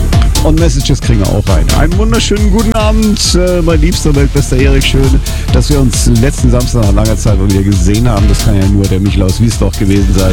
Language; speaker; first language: German; native; German